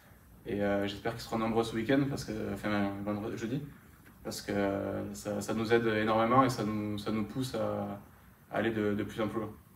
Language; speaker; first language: French; native; French